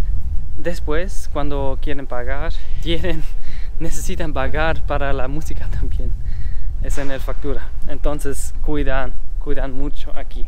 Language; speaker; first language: Spanish; non-native, learner; German